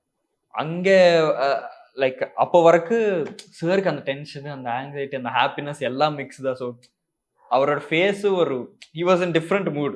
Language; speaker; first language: Tamil; non-native, learner; Telugu